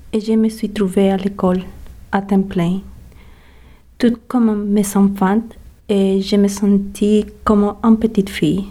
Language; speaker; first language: French; non-native, learner; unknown